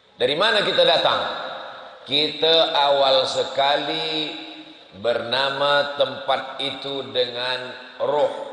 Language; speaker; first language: Malay; native; Malay